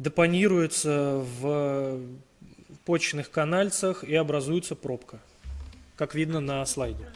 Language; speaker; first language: Russian; native; Russian